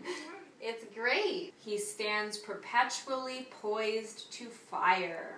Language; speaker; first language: English; native; English